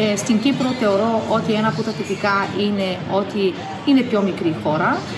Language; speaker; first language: Greek; non-native, fluent; Bulgarian